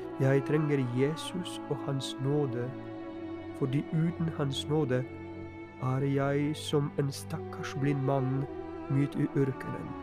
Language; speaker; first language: Norwegian; non-native, fluent; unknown